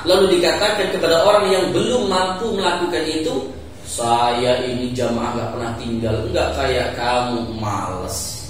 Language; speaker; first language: Indonesian; native; Indonesian